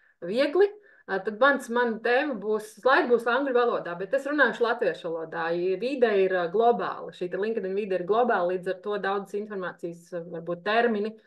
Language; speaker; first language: Latvian; native; Latvian